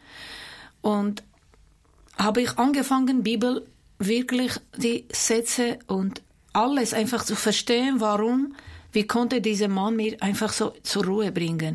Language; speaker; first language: German; non-native, fluent; Armenian